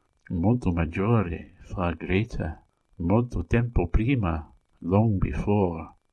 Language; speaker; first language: Italian; non-native, learner; English